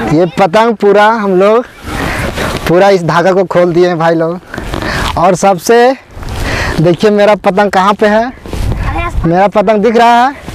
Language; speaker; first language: Hindi; native; Hindi